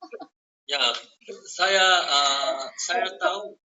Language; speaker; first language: Indonesian; non-native, learner; Korean